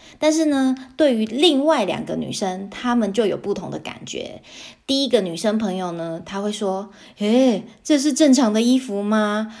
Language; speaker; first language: Chinese; native; Chinese